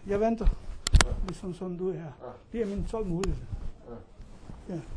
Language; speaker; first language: Danish; non-native, learner; Croatian